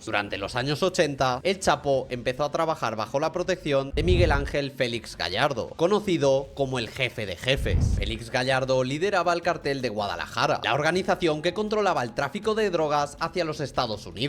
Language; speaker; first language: Spanish; native; Spanish